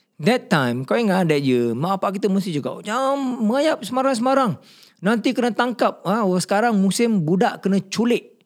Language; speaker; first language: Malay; native; Malay